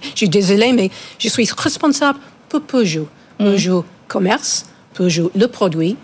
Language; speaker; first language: French; non-native, fluent; English